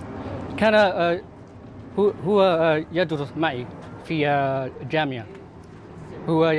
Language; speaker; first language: Arabic; non-native, learner; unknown